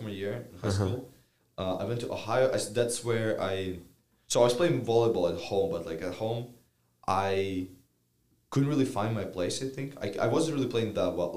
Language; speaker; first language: English; non-native, fluent; Ukrainian